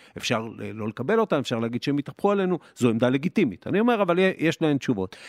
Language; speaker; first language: Hebrew; native; Hebrew